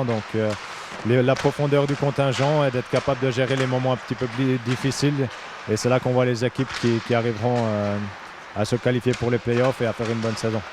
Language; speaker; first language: French; native; French